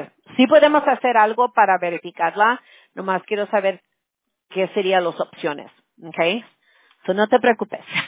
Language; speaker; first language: Spanish; early bilingual, heritage; Spanish